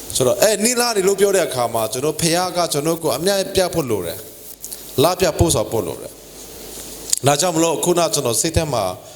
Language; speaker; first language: Burmese; non-native, local second language; Hakha Chin